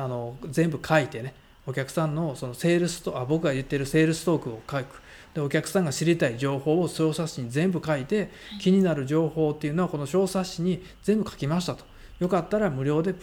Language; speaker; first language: Japanese; native; Japanese